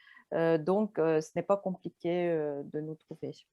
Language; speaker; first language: French; non-native, fluent; Russian